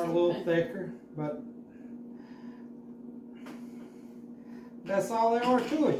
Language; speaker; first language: English; native; English